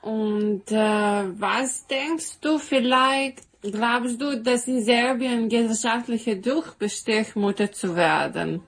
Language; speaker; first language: German; non-native, learner; Serbian